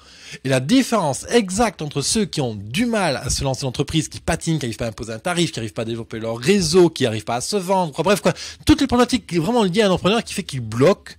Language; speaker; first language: French; native; French